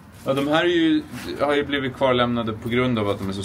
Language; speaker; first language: Swedish; native; Swedish